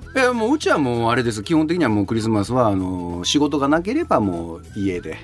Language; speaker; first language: Japanese; native; Japanese